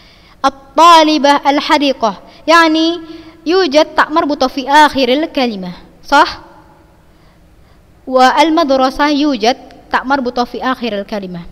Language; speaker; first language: Arabic; non-native, fluent; Indonesian